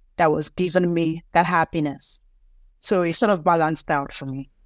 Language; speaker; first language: English; non-native, local second language; Yoruba